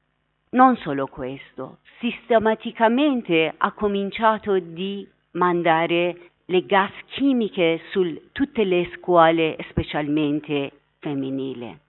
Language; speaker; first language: Italian; non-native, fluent; Persian